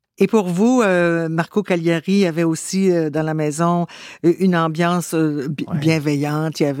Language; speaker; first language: French; native; French